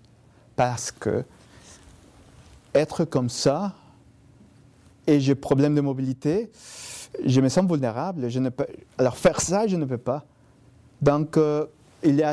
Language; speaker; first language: French; non-native, fluent; Spanish